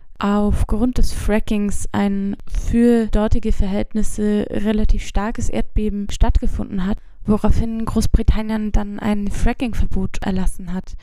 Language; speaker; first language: German; native; German